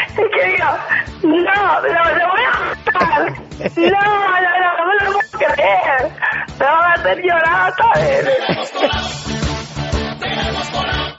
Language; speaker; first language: Spanish; native; Spanish